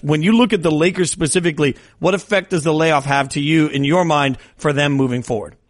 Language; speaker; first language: English; native; English